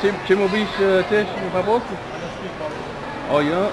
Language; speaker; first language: Polish; non-native, learner; English